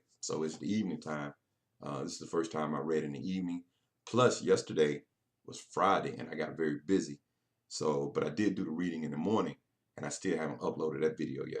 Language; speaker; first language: English; native; English